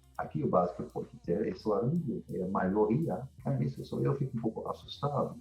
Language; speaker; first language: Portuguese; non-native, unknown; Dutch